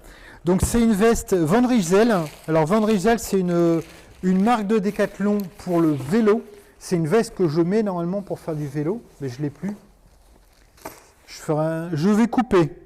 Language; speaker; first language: French; native; French